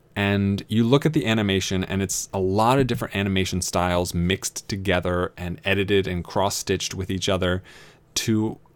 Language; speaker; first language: English; native; English